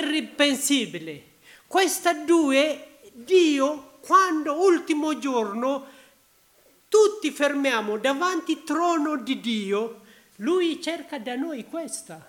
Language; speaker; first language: Italian; non-native, learner; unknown